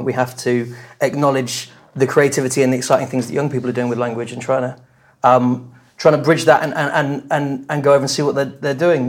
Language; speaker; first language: English; native; English